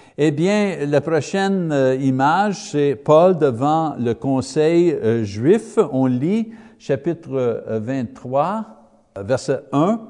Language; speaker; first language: French; native; French